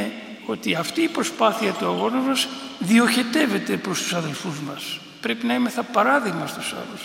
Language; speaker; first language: Greek; native; Greek